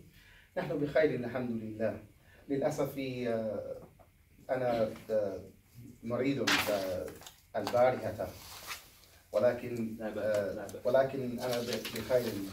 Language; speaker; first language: Arabic; non-native, learner; English